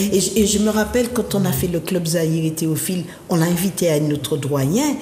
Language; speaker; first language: French; native; French